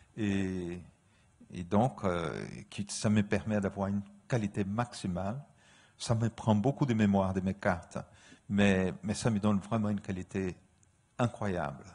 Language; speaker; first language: French; non-native, fluent; Portuguese